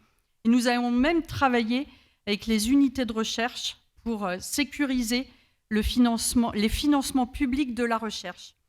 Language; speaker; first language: French; native; French